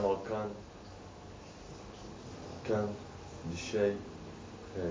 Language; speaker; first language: Dutch; non-native, learner; Arabic